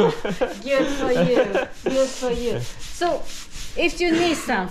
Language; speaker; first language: English; non-native, learner; Swedish